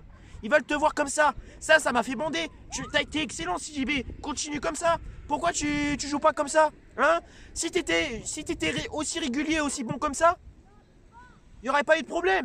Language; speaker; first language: French; native; French